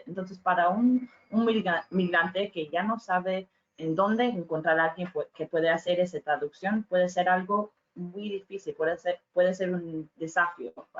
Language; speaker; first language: Spanish; non-native, fluent; English